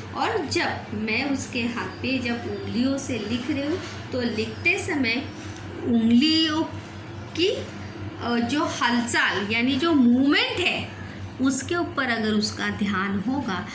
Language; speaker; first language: Hindi; non-native, local second language; Marathi